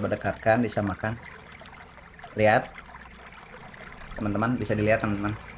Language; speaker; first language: Indonesian; non-native, local second language; Sundanese